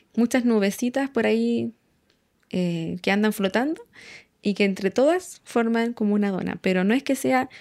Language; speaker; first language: Spanish; native; Spanish